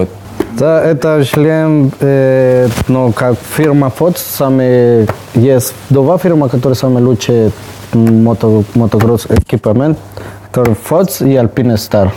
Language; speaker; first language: Russian; non-native, learner; Spanish